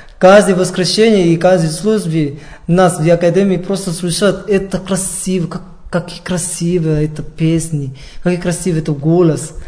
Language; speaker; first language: Russian; non-native, learner; Indonesian